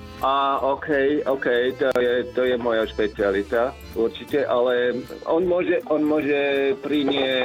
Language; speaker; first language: Slovak; non-native, learner; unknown